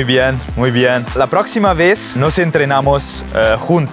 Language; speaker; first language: Spanish; non-native, learner; Italian